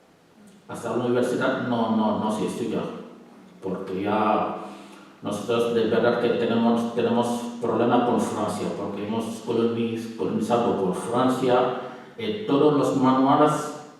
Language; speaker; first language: Spanish; non-native, learner; Wolof